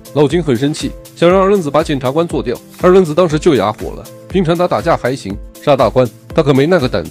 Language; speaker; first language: Chinese; native; Chinese